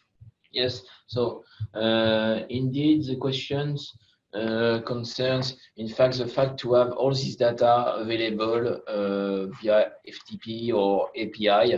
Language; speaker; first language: English; non-native, fluent; French